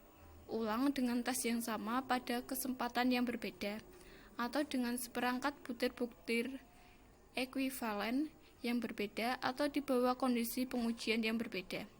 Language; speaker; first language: Indonesian; native; Indonesian